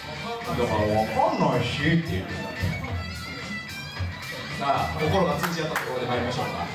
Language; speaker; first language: Japanese; native; Japanese